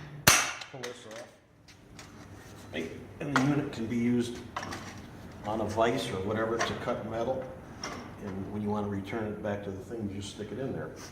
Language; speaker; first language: English; native; English